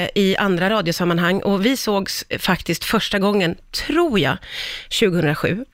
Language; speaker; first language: Swedish; native; Swedish